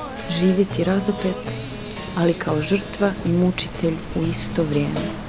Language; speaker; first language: Croatian; native; Croatian